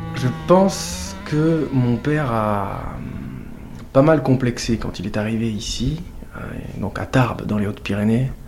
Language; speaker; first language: French; native; French